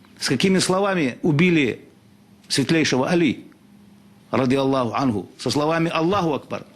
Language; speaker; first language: Russian; non-native, local second language; Chechen